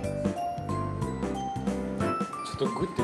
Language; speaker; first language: Japanese; non-native, fluent; French